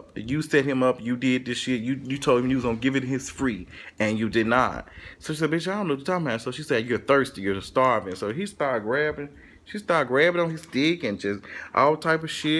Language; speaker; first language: English; native; English